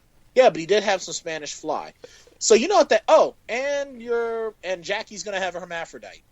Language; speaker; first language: English; native; English